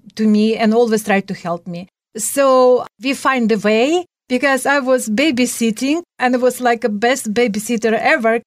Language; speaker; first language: English; non-native, fluent; Russian